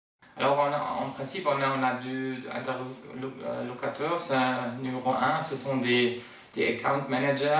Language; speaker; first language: French; non-native, fluent; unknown